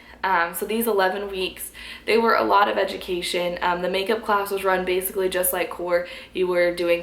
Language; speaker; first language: English; native; English